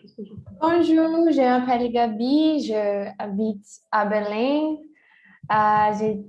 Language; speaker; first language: French; non-native, learner; Portuguese